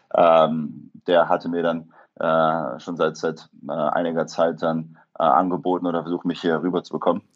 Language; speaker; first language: German; native; German